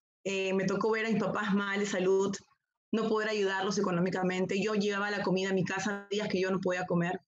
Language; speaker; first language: Spanish; native; Spanish